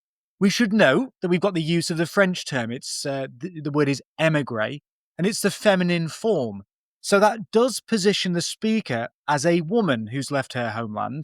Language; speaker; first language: English; native; English